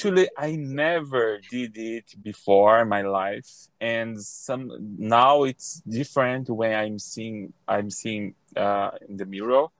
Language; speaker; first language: English; non-native, learner; Portuguese